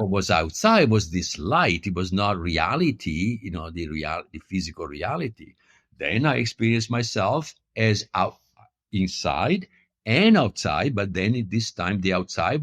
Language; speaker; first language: English; non-native, fluent; Italian